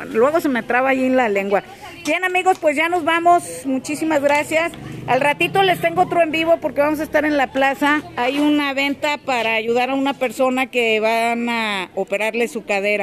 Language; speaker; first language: Spanish; native; Spanish